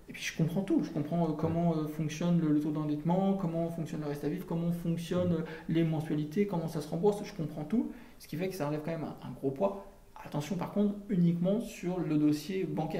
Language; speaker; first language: French; native; French